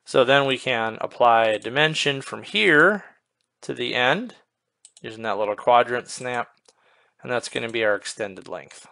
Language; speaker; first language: English; native; English